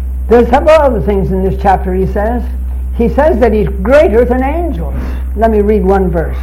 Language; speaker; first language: English; early bilingual, other home language; Chinese